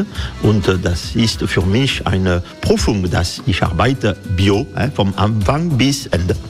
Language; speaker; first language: German; non-native, learner; French